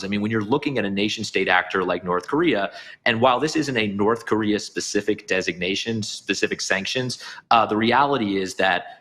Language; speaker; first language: English; native; English